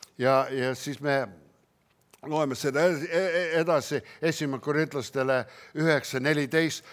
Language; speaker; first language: Estonian; early bilingual, heritage; Estonian